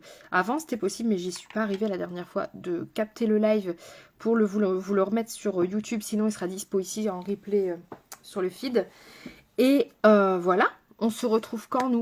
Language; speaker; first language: French; native; French